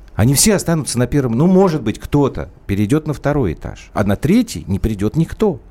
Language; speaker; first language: Russian; native; Russian